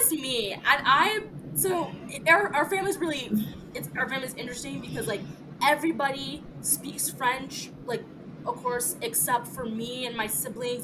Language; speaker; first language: English; early bilingual, other home language; French